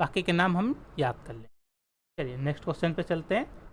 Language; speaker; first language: Hindi; native; Hindi